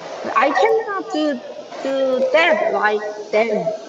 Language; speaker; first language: English; non-native, learner; Korean